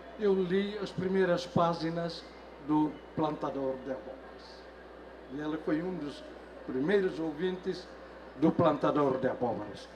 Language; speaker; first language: Portuguese; non-native, local second language; Tetum